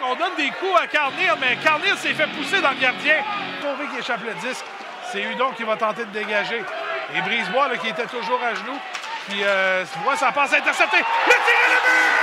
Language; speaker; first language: French; native; French